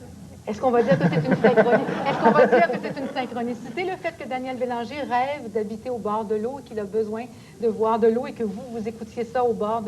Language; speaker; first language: French; native; French